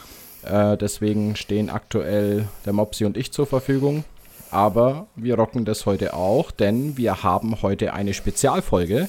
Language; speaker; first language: German; native; German